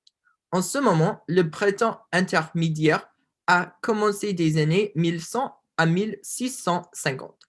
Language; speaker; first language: French; non-native, learner; English